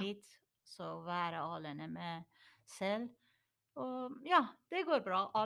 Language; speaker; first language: Norwegian; non-native, learner; Persian